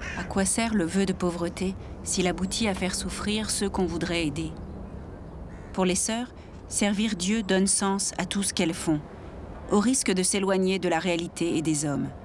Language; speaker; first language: French; native; French